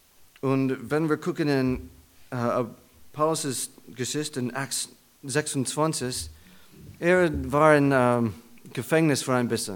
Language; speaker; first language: German; non-native, learner; English